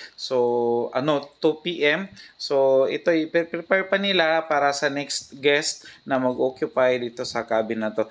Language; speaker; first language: Filipino; non-native, local second language; Cebuano